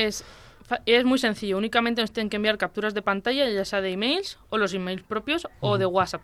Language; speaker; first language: Spanish; native; Spanish